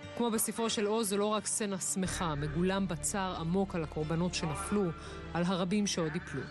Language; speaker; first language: Hebrew; native; Hebrew